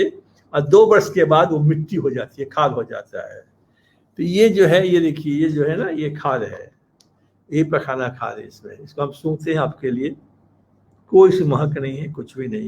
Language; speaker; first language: Hindi; native; Hindi